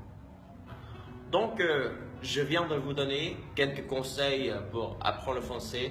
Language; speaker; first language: French; non-native, fluent; Vietnamese